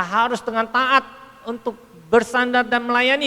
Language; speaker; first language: Indonesian; native; Indonesian